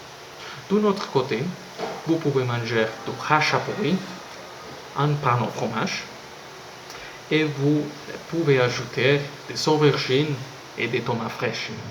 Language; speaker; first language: French; non-native, learner; Spanish